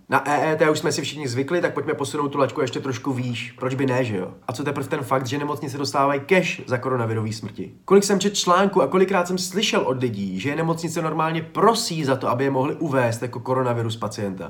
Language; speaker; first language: Czech; native; Czech